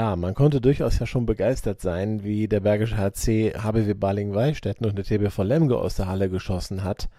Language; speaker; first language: German; native; German